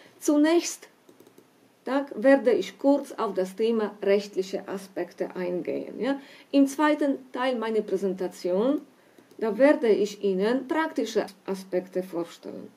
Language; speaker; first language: German; non-native, fluent; Polish